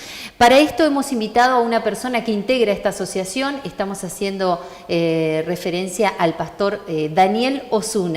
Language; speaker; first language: Spanish; native; Spanish